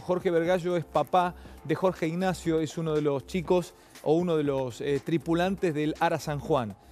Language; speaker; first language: Spanish; native; Spanish